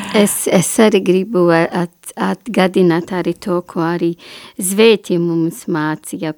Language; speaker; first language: Latvian; non-native, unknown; Italian